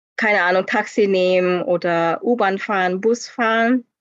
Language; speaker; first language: German; non-native, fluent; Korean